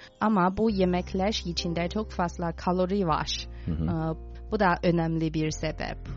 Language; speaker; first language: Turkish; non-native, fluent; Chinese